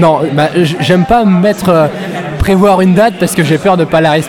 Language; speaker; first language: French; native; French